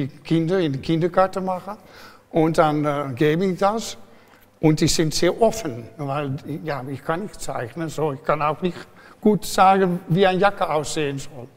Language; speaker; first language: German; non-native, fluent; Dutch